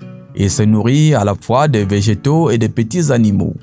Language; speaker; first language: French; native; French